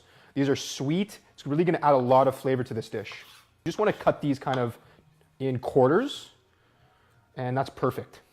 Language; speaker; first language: English; native; English